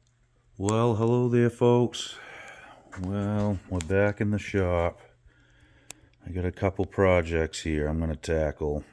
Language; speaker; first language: English; native; English